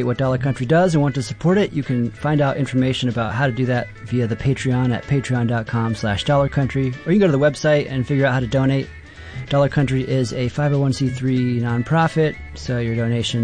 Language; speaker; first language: English; native; English